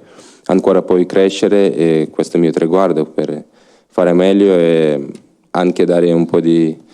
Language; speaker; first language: Italian; non-native, learner; Ukrainian